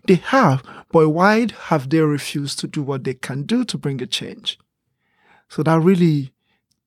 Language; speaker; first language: English; non-native, local second language; Igbo